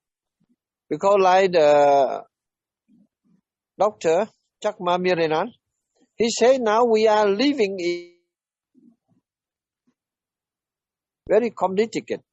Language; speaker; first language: English; non-native, learner; Vietnamese